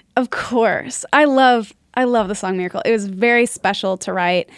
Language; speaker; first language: English; native; English